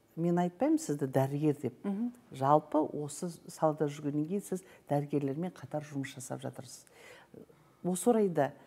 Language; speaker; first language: Kazakh; native; Kazakh